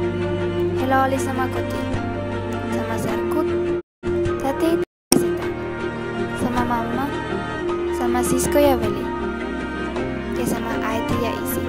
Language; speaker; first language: Finnish; non-native, learner; Spanish